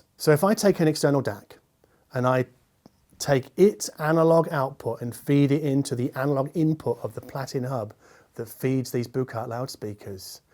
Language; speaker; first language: English; native; English